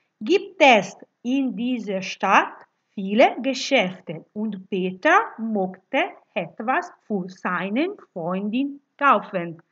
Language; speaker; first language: German; non-native, learner; Italian